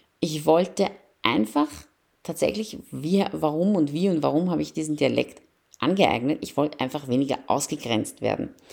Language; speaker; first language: German; early bilingual, other home language; Persian